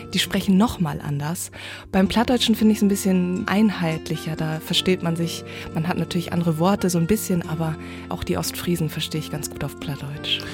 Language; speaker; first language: German; non-native, local second language; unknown